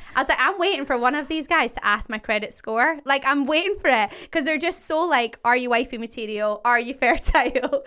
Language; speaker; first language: English; native; English